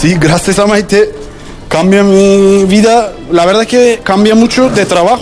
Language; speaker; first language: Spanish; non-native, learner; Turkish